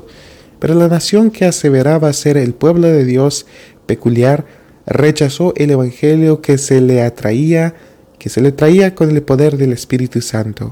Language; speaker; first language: Spanish; native; Spanish